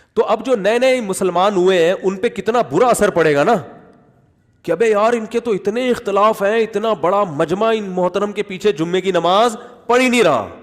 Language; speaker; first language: Urdu; native; Urdu